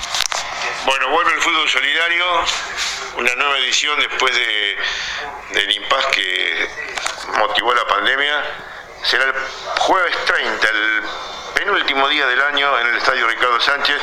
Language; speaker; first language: Spanish; native; Spanish